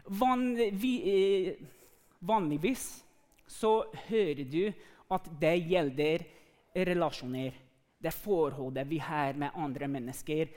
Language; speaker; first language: Norwegian; non-native, fluent; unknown